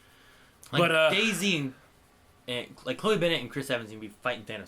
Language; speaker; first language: English; native; English